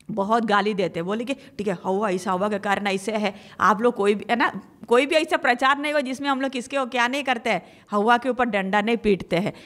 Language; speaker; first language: Hindi; non-native, local second language; Malayalam